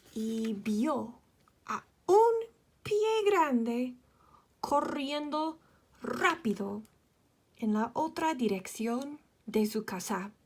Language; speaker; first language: Spanish; non-native, fluent; English